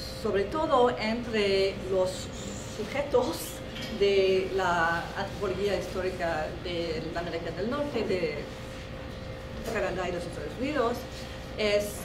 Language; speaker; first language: Spanish; non-native, fluent; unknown